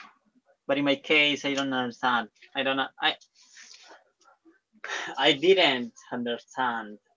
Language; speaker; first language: English; non-native, learner; Spanish